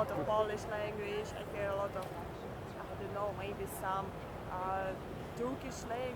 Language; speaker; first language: English; non-native, fluent; Russian